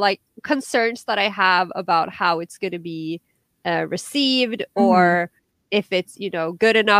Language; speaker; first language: English; non-native, fluent; Norwegian